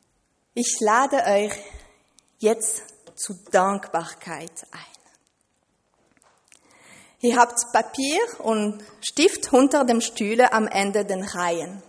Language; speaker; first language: German; non-native, fluent; French